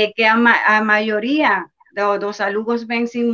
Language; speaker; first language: Portuguese; non-native, learner; Spanish